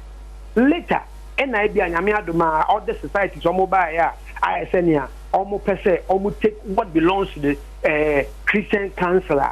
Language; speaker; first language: English; non-native, learner; Akan